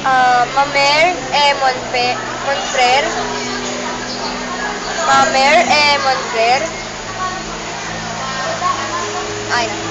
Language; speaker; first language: French; non-native, learner; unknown